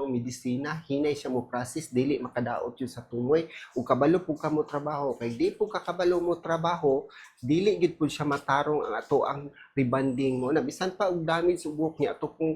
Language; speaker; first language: Cebuano; native; Cebuano